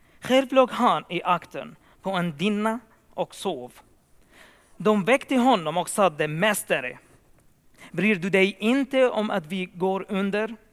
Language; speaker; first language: Swedish; non-native, fluent; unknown